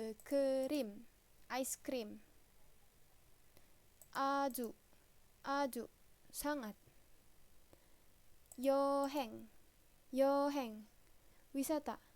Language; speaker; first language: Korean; non-native, fluent; Indonesian